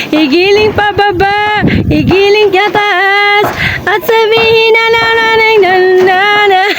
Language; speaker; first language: Filipino; non-native, local second language; Cebuano